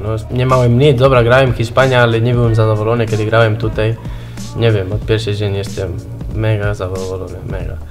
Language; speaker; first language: Polish; non-native, learner; Spanish